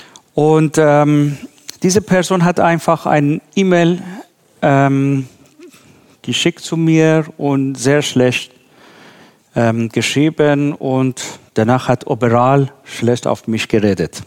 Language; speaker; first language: German; non-native, learner; Persian